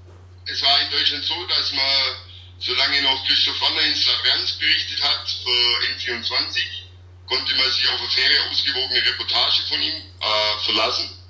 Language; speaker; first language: German; native; German